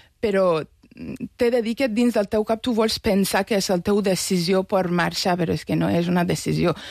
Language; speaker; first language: Catalan; non-native, fluent; Persian